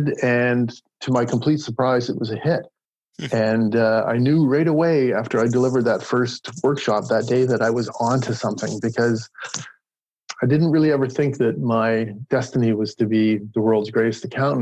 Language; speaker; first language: English; native; English